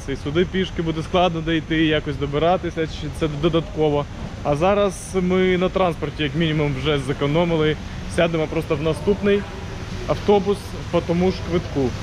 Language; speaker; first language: Ukrainian; non-native, local second language; Russian